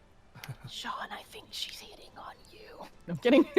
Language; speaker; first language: English; native; English